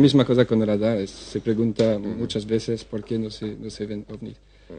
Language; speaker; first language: Spanish; non-native, fluent; French